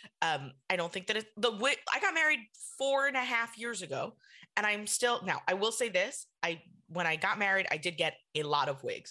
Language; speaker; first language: English; native; English